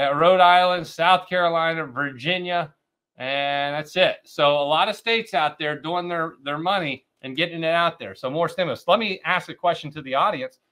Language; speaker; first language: English; native; English